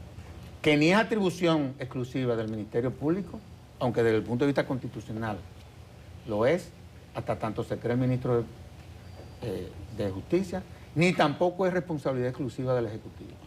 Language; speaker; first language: Spanish; native; Spanish